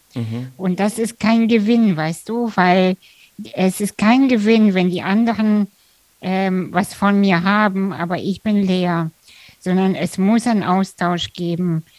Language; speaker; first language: German; early bilingual, other home language; Russian